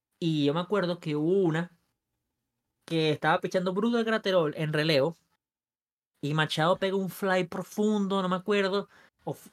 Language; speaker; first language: Spanish; native; Spanish